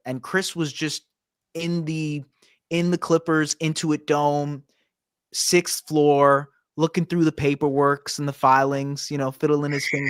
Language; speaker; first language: English; native; English